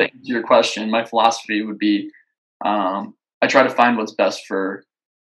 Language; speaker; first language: English; native; English